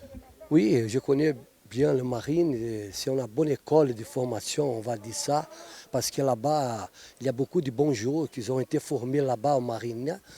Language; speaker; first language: French; non-native, fluent; Portuguese